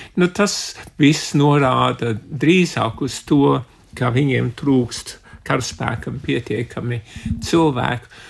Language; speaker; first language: Latvian; early bilingual, heritage; Latvian